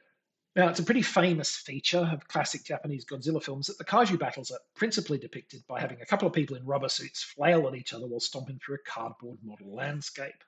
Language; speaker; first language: English; native; English